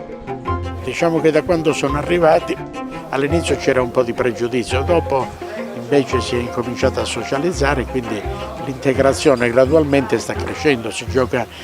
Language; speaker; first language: Italian; native; Italian